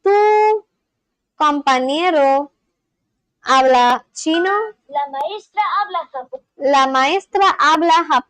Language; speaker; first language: Spanish; non-native, learner; English